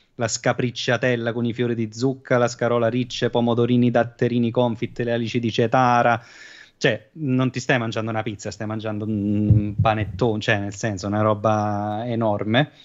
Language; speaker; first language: Italian; native; Italian